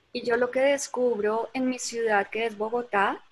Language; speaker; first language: Spanish; native; Spanish